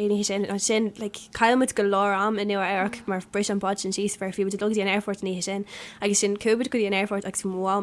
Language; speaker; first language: Irish; non-native, local second language; English